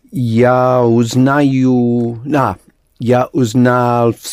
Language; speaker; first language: Russian; non-native, learner; English